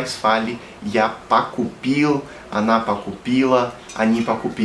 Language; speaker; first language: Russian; non-native, fluent; Portuguese